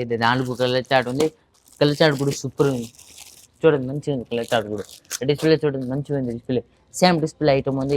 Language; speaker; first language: Telugu; non-native, local second language; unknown